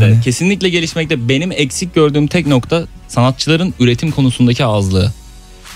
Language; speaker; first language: Turkish; native; Turkish